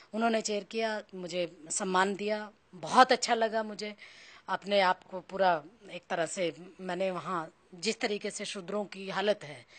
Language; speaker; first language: Hindi; native; Hindi